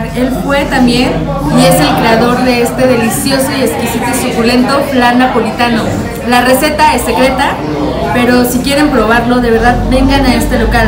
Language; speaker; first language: Spanish; native; Spanish